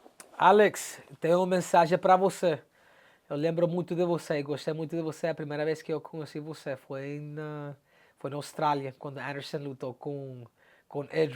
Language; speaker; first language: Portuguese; non-native, learner; English